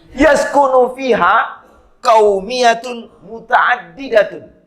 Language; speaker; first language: Arabic; non-native, fluent; Indonesian